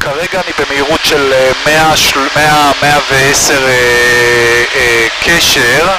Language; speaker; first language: Hebrew; native; Hebrew